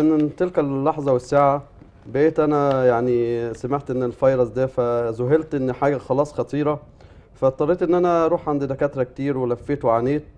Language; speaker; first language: Arabic; native; Arabic